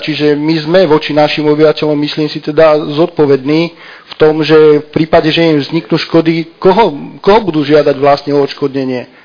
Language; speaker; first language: Slovak; native; Slovak